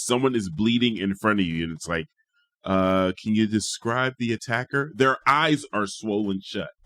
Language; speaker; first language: English; native; English